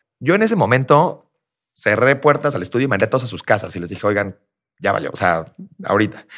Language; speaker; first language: Spanish; native; Spanish